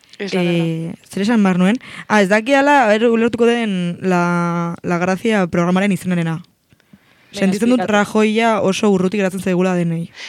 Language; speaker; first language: Basque; non-native, local second language; Spanish